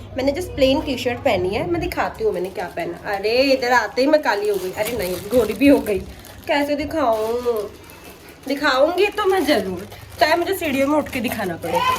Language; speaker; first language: Hindi; non-native, local second language; Bangla